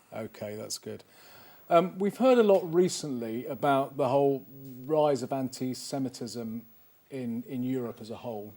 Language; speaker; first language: English; native; English